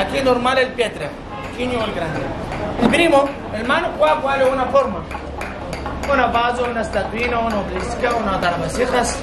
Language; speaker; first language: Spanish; non-native, learner; Arabic